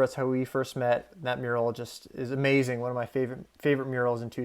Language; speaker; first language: English; native; English